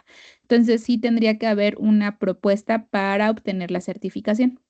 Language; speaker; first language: Spanish; native; Spanish